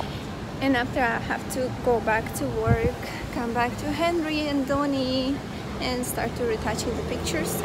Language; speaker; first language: English; non-native, fluent; Russian